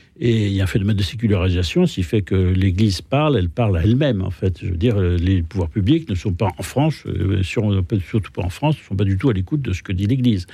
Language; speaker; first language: French; native; French